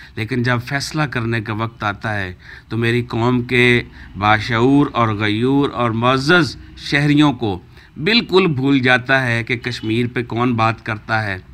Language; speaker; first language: Urdu; non-native, local second language; Punjabi